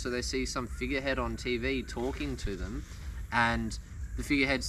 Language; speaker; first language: English; native; English